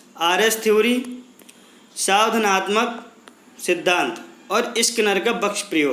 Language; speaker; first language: Hindi; native; Hindi